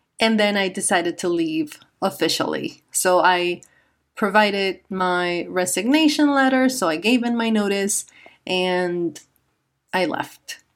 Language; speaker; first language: English; non-native, fluent; Spanish